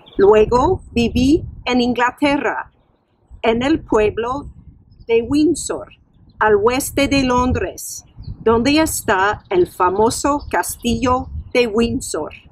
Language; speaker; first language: Spanish; non-native, fluent; English